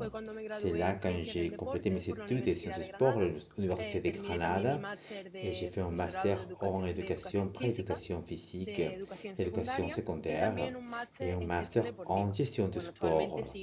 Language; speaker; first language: French; non-native, learner; Spanish